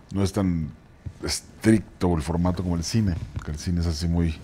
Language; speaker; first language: Spanish; native; Spanish